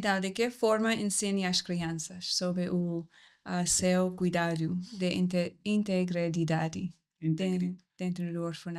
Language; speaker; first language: Portuguese; non-native, learner; English